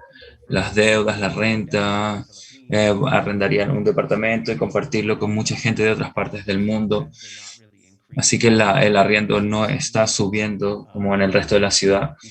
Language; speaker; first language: Spanish; non-native, fluent; English